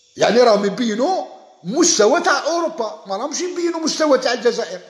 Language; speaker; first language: French; non-native, local second language; Arabic